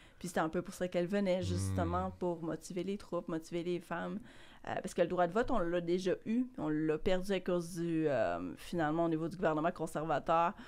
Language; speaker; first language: French; native; French